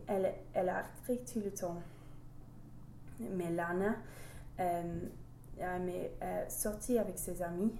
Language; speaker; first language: French; non-native, learner; English